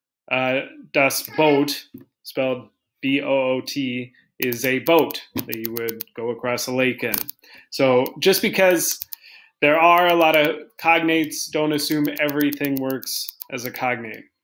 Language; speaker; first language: English; native; English